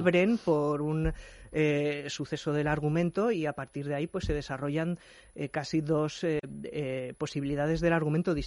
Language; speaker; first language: Spanish; native; Spanish